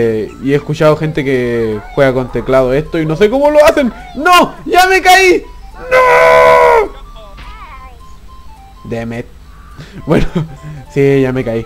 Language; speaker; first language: Spanish; native; Spanish